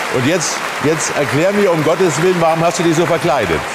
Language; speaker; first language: German; native; German